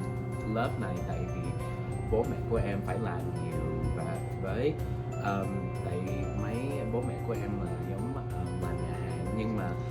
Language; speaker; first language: Vietnamese; early bilingual, heritage; English